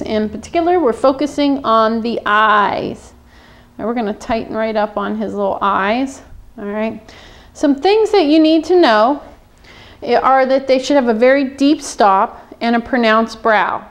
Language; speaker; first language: English; native; English